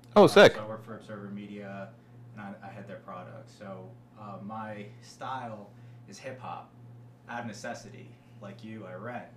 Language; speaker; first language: English; native; English